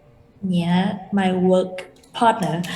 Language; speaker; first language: English; non-native, learner; Vietnamese